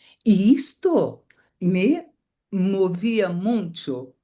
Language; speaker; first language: Portuguese; non-native, fluent; Spanish